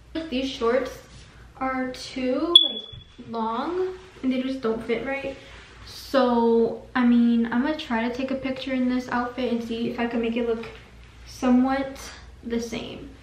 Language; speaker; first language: English; early bilingual, other home language; Spanish